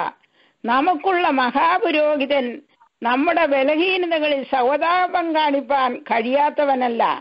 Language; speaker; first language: Malayalam; native; Malayalam